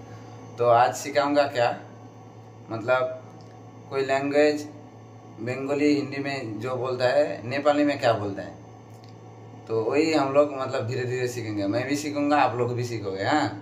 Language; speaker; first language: Hindi; non-native, local second language; Bangla